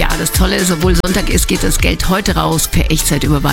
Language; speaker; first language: German; native; German